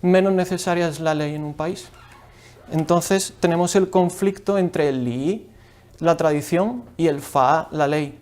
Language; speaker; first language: Spanish; native; Spanish